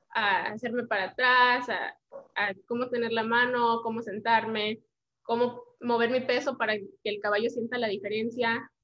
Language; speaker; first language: Spanish; early bilingual, heritage; Spanish